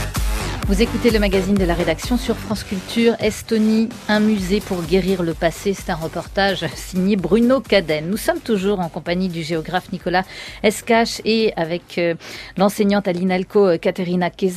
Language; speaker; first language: French; native; French